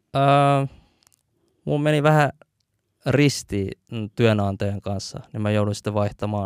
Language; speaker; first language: Finnish; early bilingual, other home language; Vietnamese